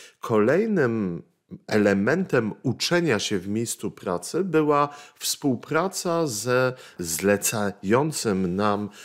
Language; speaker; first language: Polish; native; Polish